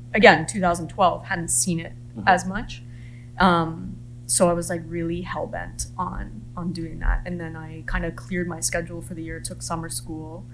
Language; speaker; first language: English; native; English